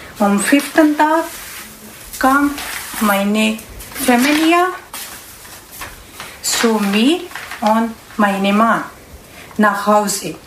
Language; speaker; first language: German; non-native, learner; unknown